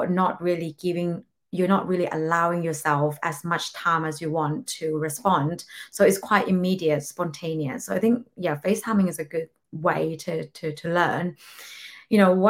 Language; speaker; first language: English; non-native, fluent; Thai